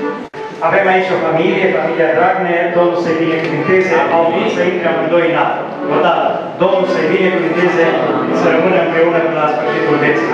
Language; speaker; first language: Romanian; native; Romanian